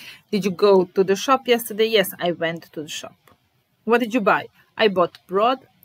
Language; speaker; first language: English; non-native, fluent; Serbian